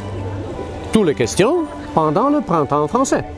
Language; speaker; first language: French; non-native, fluent; Ukrainian